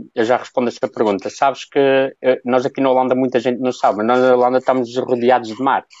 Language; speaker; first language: Portuguese; native; Portuguese